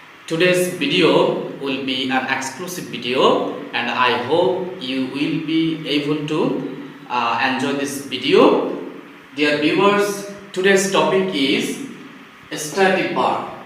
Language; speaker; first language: English; non-native, local second language; Bangla